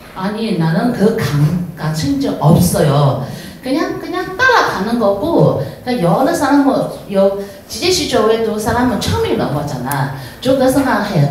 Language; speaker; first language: Korean; non-native, learner; Chinese